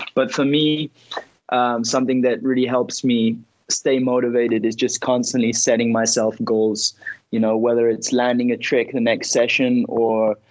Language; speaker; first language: English; early bilingual, heritage; Spanish